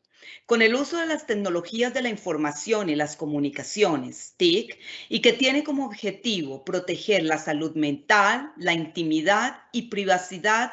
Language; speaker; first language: Spanish; native; Spanish